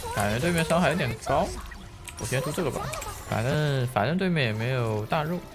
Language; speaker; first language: Chinese; native; Chinese